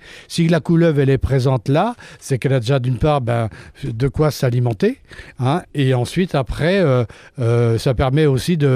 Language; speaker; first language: French; native; French